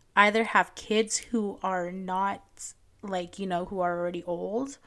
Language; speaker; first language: English; non-native, local second language; Filipino